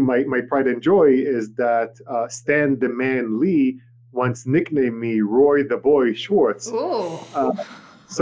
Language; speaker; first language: English; non-native, fluent; Hebrew